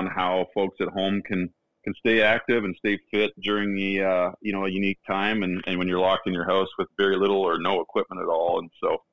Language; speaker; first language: English; native; English